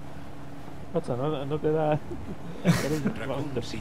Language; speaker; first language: Spanish; native; Spanish